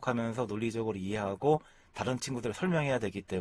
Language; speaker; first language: Korean; native; Korean